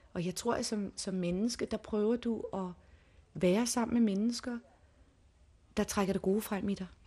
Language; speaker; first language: Danish; native; Danish